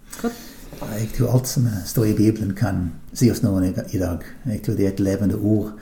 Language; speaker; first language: Norwegian; non-native, fluent; English